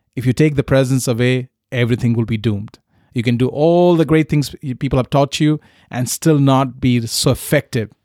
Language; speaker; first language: English; non-native, local second language; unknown